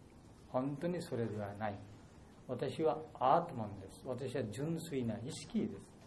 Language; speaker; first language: Japanese; non-native, learner; Bangla